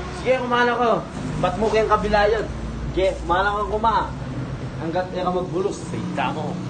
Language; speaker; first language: Filipino; non-native, local second language; Pampanga